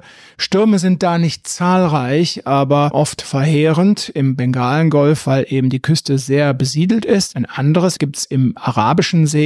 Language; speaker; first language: German; native; German